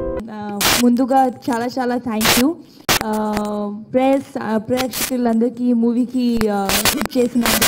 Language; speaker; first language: Telugu; non-native, learner; Hindi